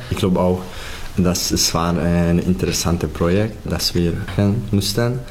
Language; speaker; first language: German; non-native, fluent; Hungarian